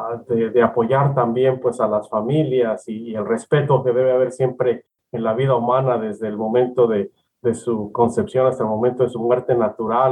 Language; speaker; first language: Spanish; native; Spanish